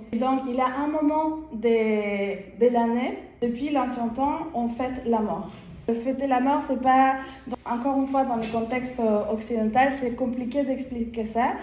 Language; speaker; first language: French; non-native, fluent; Spanish